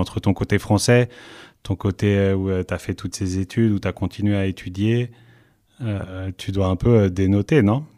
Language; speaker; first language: French; native; French